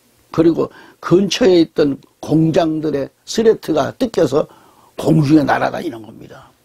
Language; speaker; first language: Korean; native; Korean